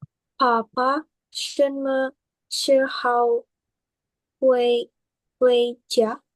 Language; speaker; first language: Chinese; non-native, learner; Indonesian